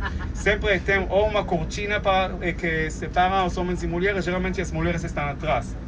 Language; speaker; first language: Portuguese; non-native, fluent; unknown